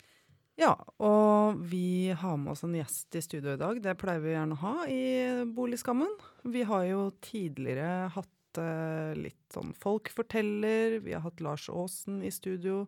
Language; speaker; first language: Norwegian; native; Norwegian